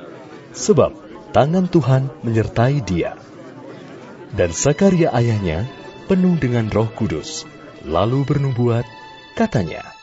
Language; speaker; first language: Indonesian; native; Indonesian